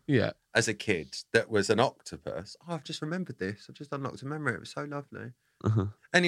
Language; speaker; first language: English; native; English